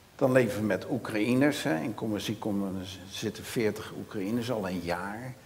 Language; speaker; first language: Dutch; native; Dutch